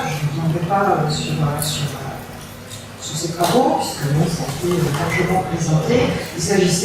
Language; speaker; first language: French; native; French